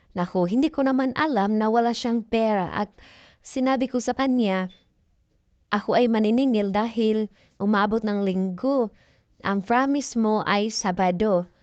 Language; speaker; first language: Filipino; non-native, local second language; Cebuano